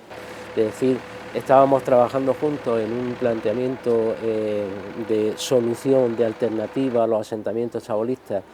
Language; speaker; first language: Spanish; native; Spanish